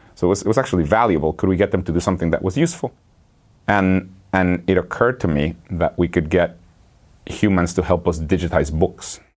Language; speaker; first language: English; non-native, fluent; Spanish